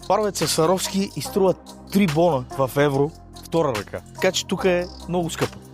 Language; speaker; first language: Bulgarian; native; Bulgarian